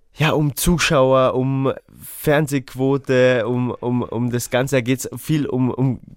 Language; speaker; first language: German; native; German